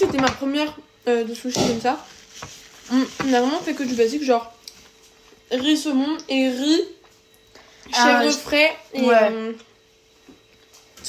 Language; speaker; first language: French; native; French